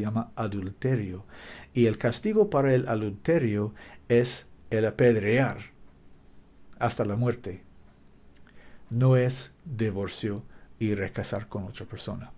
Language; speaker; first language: Spanish; non-native, learner; English